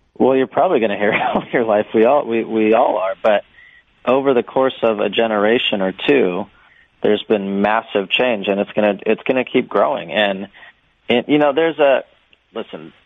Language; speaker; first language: English; native; English